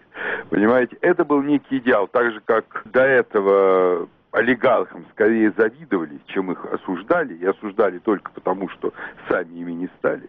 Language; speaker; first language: Russian; native; Russian